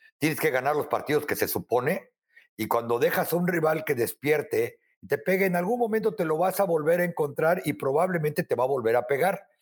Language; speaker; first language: Spanish; native; Spanish